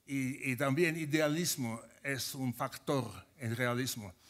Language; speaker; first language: Spanish; non-native, fluent; Finnish